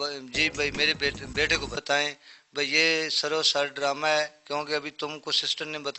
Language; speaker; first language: Urdu; native; Urdu